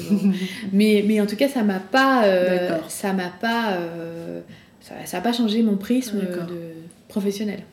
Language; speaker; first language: French; native; French